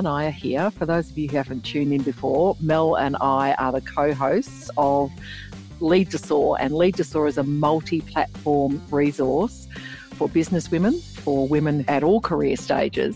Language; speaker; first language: English; native; English